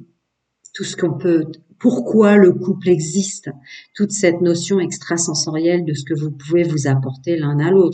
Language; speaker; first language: French; native; French